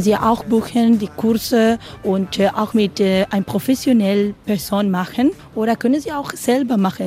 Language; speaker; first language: German; non-native, learner; Spanish